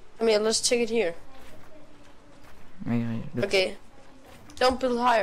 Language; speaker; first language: English; non-native, fluent; Danish